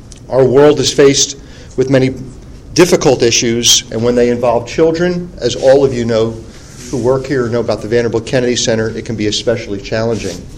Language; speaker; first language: English; native; English